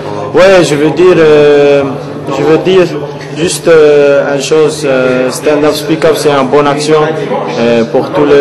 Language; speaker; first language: French; non-native, learner; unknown